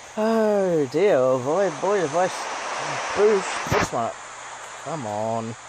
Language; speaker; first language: English; native; English